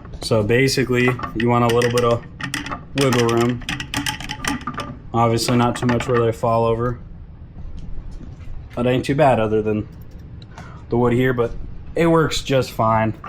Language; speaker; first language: English; native; English